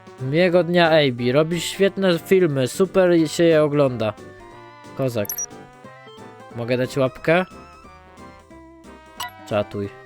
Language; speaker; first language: Polish; native; Polish